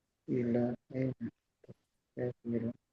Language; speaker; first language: Arabic; non-native, learner; Indonesian